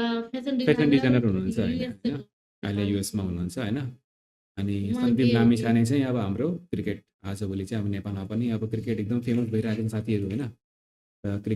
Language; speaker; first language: Nepali; native; Nepali